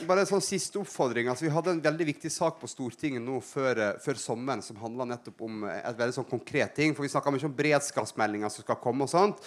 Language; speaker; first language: Norwegian; native; Norwegian